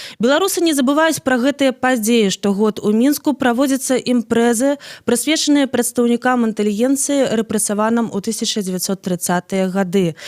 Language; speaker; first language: Belarusian; native; Belarusian